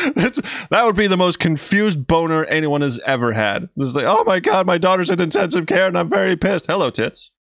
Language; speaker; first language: English; non-native, fluent; Danish